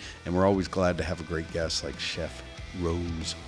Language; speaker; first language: English; native; English